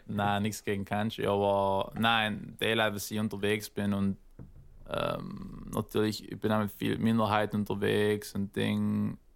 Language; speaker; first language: German; native; German